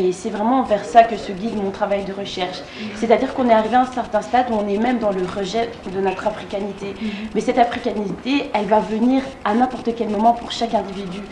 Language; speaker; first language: French; early bilingual, other home language; Kinyarwanda